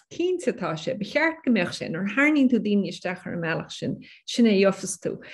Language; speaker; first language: Irish; native; Irish